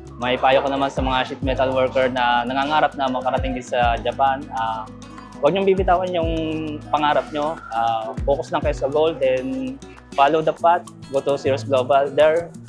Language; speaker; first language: Filipino; native; Filipino